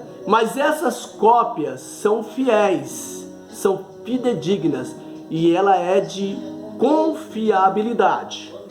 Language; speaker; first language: Portuguese; native; Portuguese